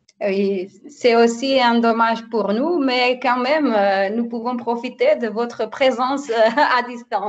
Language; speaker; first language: French; non-native, fluent; Macedonian